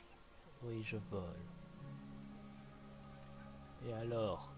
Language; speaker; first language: French; native; French